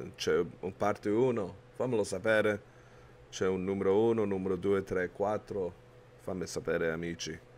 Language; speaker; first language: Italian; early bilingual, heritage; English